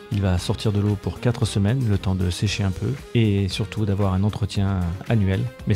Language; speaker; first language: French; native; French